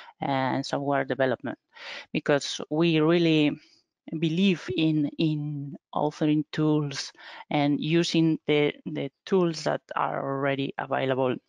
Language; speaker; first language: English; non-native, fluent; Spanish